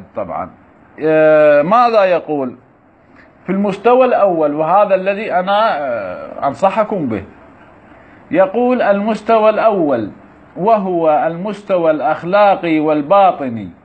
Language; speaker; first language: Arabic; native; Arabic